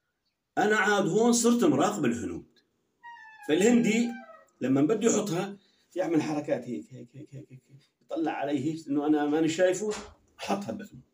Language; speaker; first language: Arabic; native; Arabic